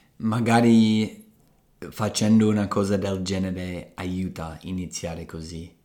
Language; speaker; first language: Italian; non-native, fluent; English